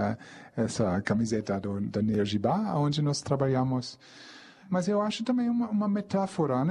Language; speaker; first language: Portuguese; non-native, fluent; German